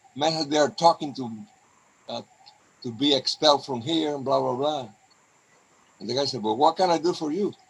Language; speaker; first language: English; non-native, fluent; Spanish